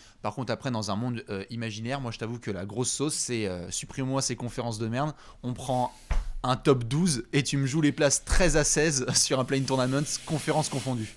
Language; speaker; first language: French; native; French